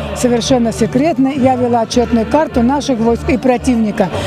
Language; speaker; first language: Russian; native; Russian